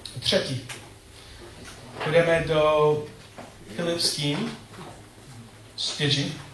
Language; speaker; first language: Czech; non-native, learner; English